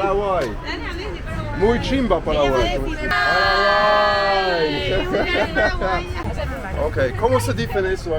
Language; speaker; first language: Spanish; non-native, learner; English